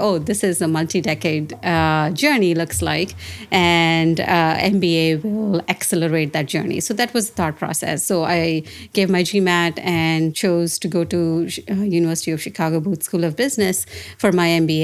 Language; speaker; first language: English; non-native, local second language; Telugu